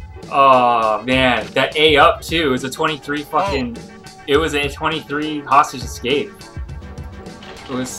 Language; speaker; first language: English; native; English